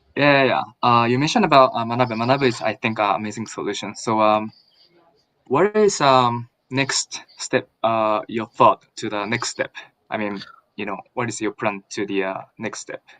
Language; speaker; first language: English; non-native, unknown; Japanese